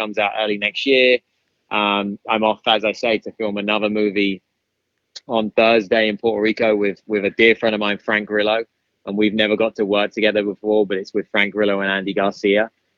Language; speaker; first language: English; native; English